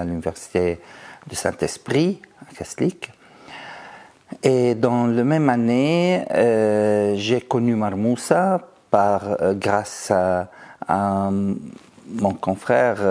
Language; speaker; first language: French; non-native, fluent; Arabic